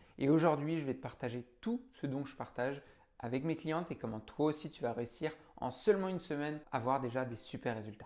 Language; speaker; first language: French; native; French